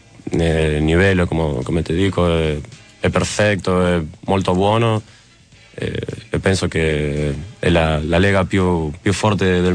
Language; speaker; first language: Italian; non-native, fluent; Spanish